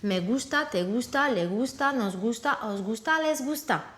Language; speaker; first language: Spanish; non-native, fluent; French